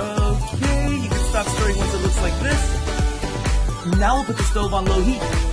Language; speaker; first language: English; native; English